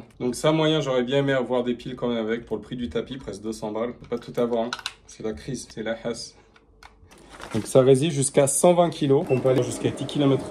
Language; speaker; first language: French; native; French